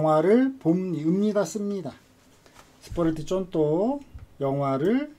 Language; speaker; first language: Korean; native; Korean